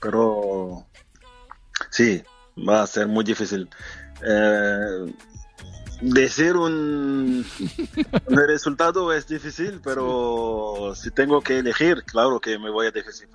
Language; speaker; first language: Spanish; non-native, fluent; French